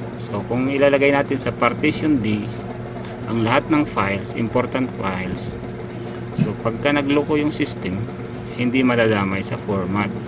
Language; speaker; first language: Filipino; non-native, local second language; Cebuano